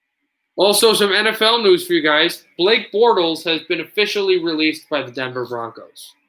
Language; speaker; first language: English; native; English